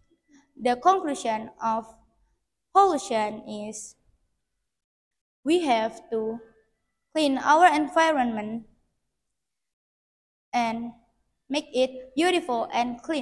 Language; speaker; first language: English; non-native, learner; Indonesian